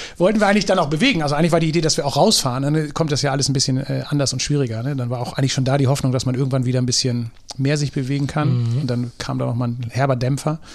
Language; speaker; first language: German; native; German